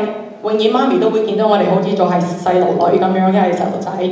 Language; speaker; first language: Cantonese; early bilingual, heritage; Cantonese